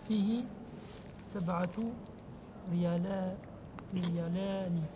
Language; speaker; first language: Arabic; non-native, learner; French